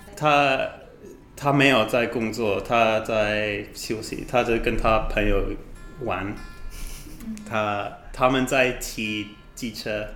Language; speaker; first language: Chinese; non-native, learner; English